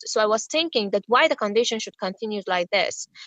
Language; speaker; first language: English; non-native, fluent; Persian